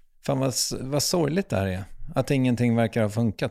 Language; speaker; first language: Swedish; native; Swedish